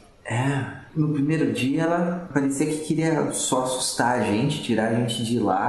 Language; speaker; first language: Portuguese; native; Portuguese